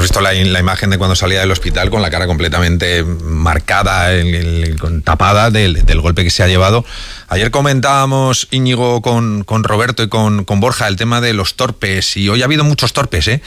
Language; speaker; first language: Spanish; native; Spanish